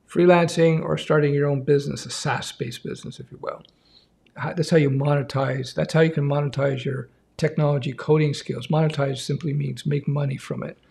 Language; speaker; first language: English; native; English